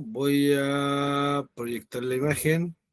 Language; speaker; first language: Spanish; native; Spanish